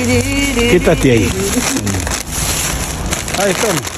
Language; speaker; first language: Spanish; non-native, learner; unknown